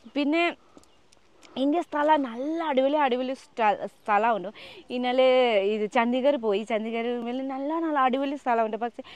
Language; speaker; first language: Malayalam; non-native, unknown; Nepali